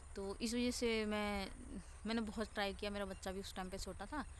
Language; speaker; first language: Hindi; native; Hindi